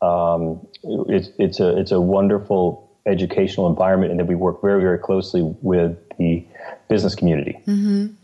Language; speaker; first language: English; native; English